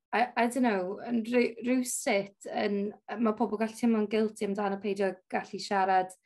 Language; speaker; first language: Welsh; non-native, local second language; English